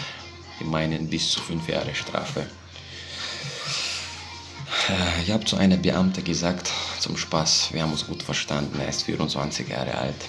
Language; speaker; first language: German; non-native, fluent; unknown